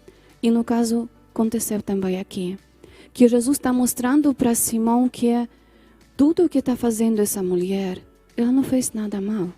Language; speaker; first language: Portuguese; non-native, fluent; Polish